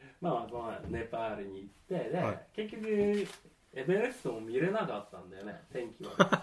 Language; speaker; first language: Japanese; native; Japanese